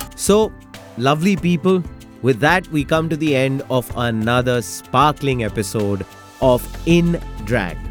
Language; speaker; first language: English; non-native, local second language; Hindi